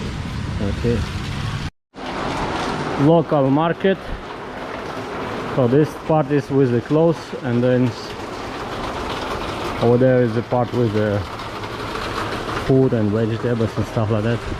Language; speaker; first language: English; non-native, fluent; Russian